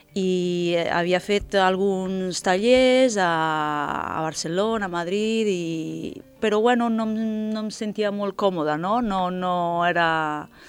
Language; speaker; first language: Catalan; non-native, fluent; Italian